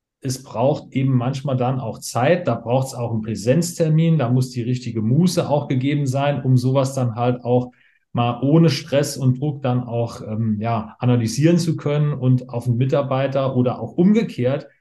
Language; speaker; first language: German; native; German